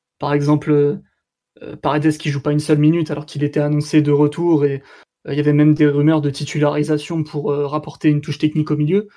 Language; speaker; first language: French; native; French